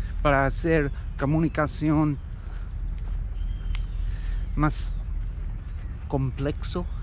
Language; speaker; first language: Spanish; non-native, learner; English